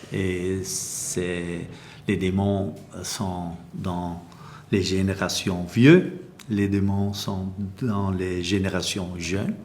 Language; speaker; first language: French; non-native, local second language; Dutch